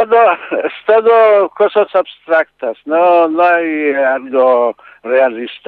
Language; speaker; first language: Spanish; non-native, learner; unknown